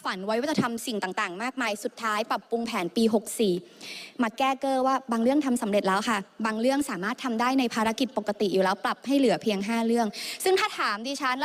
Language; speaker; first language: Thai; native; Thai